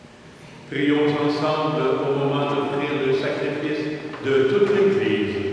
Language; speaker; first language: French; native; French